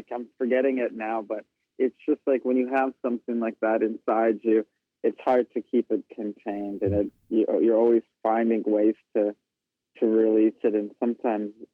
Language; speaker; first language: English; native; English